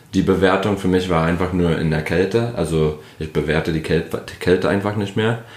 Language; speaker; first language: German; non-native, fluent; English